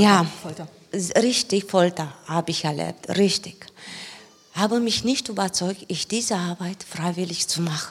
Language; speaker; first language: German; non-native, learner; Romanian